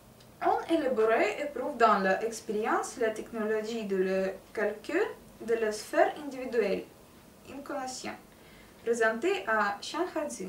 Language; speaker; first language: French; non-native, learner; Russian